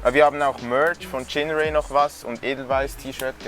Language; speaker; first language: German; native; German